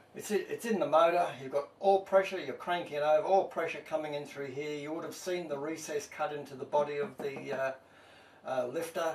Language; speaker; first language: English; native; English